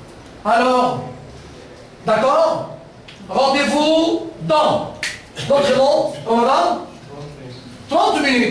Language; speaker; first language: French; non-native, fluent; Arabic